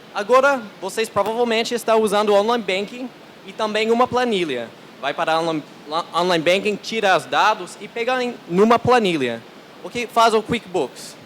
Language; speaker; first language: Portuguese; non-native, learner; English